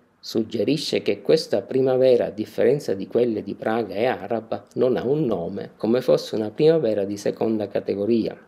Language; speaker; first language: Italian; native; Italian